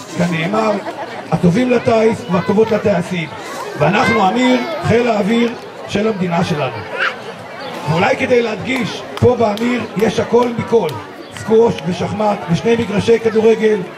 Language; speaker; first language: Hebrew; native; Hebrew